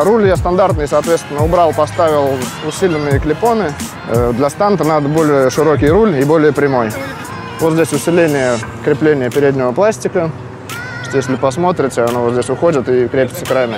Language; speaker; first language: Russian; native; Russian